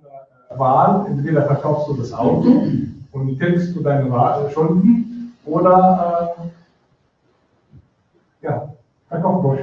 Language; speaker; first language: German; non-native, fluent; Arabic